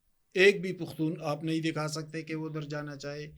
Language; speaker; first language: Urdu; native; Urdu